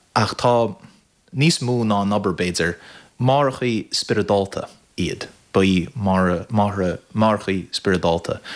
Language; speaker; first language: Irish; non-native, fluent; English